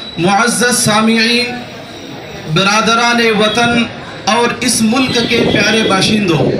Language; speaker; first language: Urdu; native; Urdu